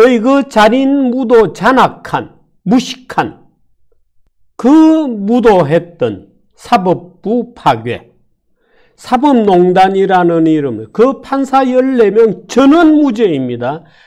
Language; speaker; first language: Korean; native; Korean